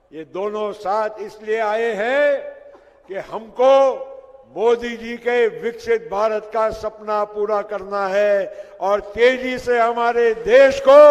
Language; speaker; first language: Hindi; non-native, local second language; Gujarati